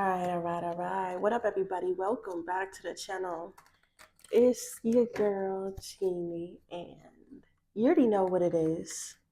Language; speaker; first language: English; native; English